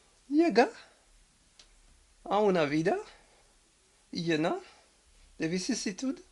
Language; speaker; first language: Spanish; non-native, learner; French